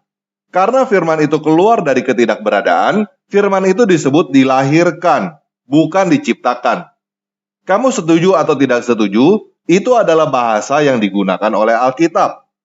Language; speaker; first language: Indonesian; native; Indonesian